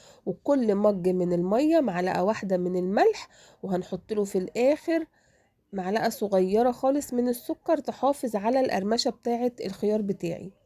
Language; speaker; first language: Arabic; native; Arabic